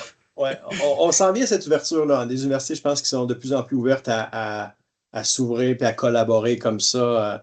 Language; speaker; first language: French; native; French